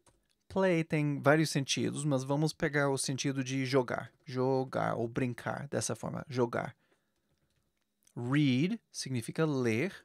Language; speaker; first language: Portuguese; non-native, fluent; English